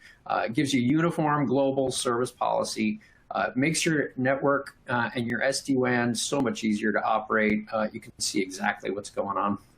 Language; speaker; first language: English; native; English